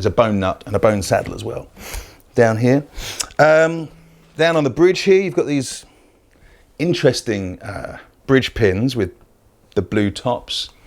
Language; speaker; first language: English; native; English